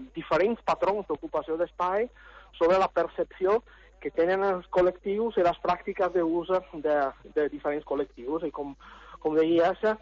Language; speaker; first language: Catalan; non-native, fluent; Italian